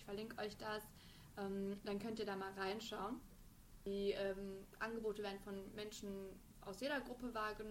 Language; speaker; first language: German; early bilingual, other home language; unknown